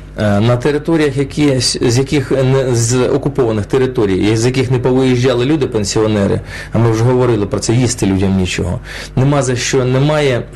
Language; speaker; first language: Ukrainian; non-native, local second language; Russian